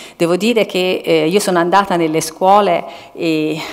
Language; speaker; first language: Italian; native; Italian